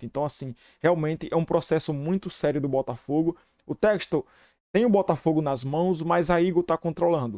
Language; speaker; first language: Portuguese; native; Portuguese